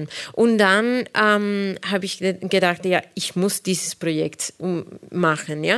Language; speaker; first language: German; non-native, fluent; Spanish